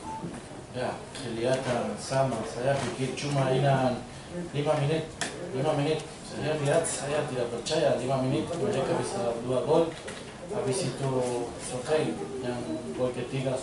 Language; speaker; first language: Indonesian; non-native, learner; Spanish